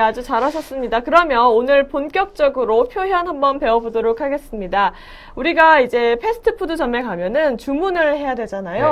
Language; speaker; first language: Korean; native; Korean